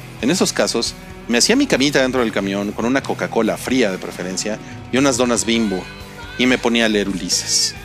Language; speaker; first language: Spanish; native; Spanish